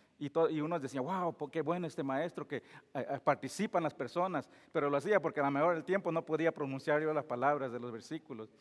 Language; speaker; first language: Spanish; non-native, fluent; English